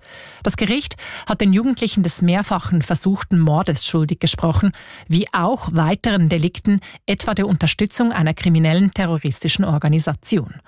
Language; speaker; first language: German; native; German